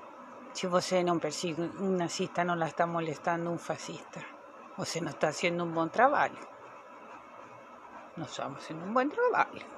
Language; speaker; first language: Portuguese; non-native, learner; Spanish